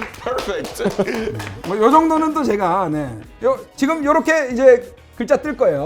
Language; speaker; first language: Korean; native; Korean